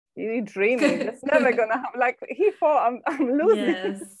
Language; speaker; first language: English; non-native, fluent; Polish